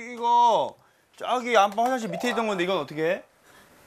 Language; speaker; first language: Korean; native; Korean